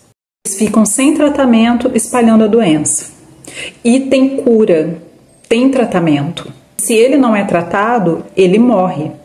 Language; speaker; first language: Portuguese; native; Portuguese